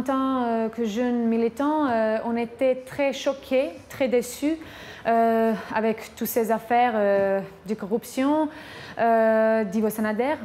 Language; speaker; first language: French; non-native, fluent; Croatian